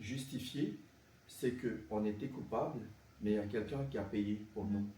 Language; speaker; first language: French; native; French